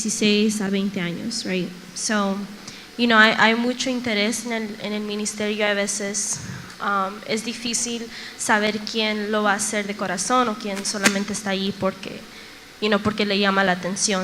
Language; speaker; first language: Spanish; early bilingual, heritage; Spanish